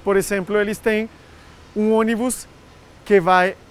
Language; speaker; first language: Portuguese; non-native, fluent; Spanish